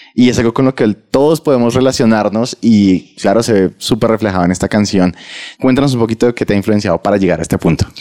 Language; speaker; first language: Spanish; native; Spanish